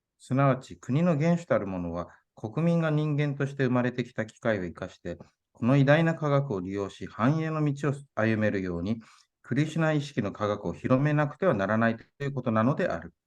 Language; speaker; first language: Japanese; native; Japanese